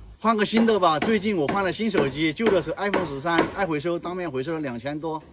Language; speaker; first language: Chinese; native; Chinese